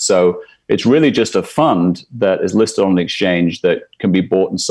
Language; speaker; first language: English; native; English